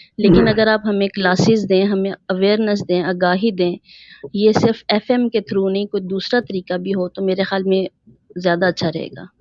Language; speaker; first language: Urdu; native; Urdu